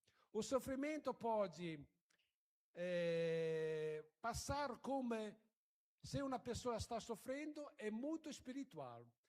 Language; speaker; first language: Portuguese; non-native, fluent; Italian